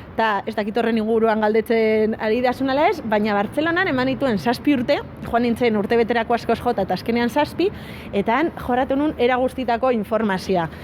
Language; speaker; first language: Basque; non-native, local second language; Spanish